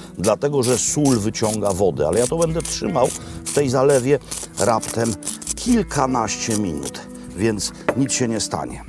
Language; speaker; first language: Polish; native; Polish